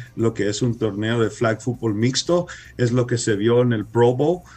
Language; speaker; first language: Spanish; early bilingual, heritage; Spanish